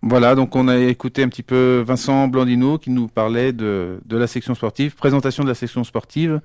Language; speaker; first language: French; native; French